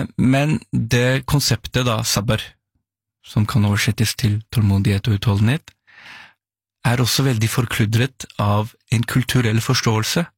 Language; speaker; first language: Norwegian; early bilingual, other home language; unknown